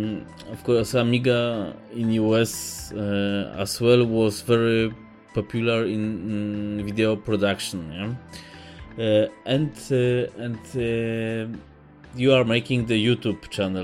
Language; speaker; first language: English; non-native, fluent; Polish